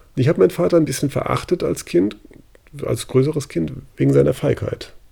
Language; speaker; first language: German; native; German